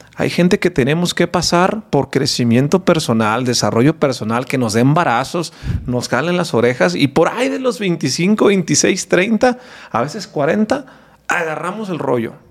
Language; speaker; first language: Spanish; native; Spanish